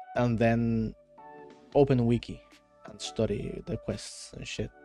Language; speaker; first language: English; non-native, fluent; Spanish